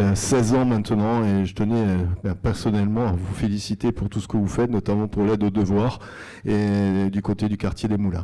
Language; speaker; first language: French; native; French